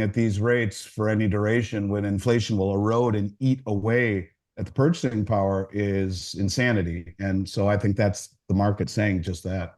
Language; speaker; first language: English; native; English